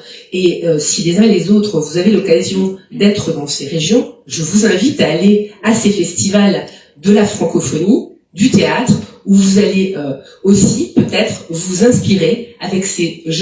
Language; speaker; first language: French; native; French